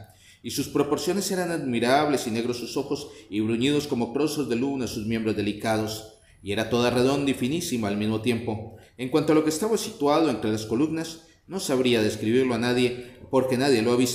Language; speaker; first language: Spanish; native; Spanish